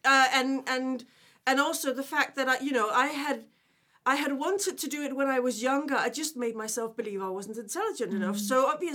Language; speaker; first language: English; non-native, fluent; Danish